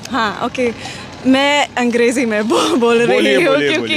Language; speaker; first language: Hindi; non-native, learner; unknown